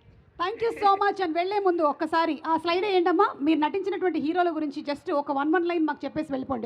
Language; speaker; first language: Telugu; native; Telugu